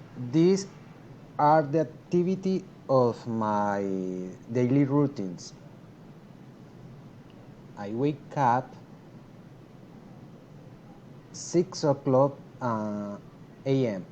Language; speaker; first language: English; non-native, learner; Spanish